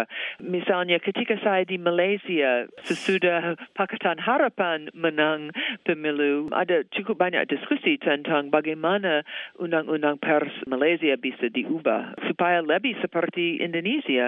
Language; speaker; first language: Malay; non-native, fluent; English